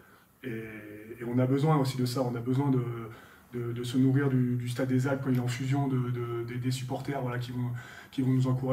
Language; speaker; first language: French; native; French